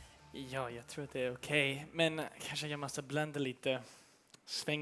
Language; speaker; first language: Swedish; early bilingual, heritage; English